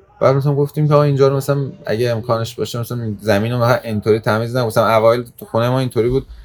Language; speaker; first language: Persian; non-native, local second language; Azerbaijani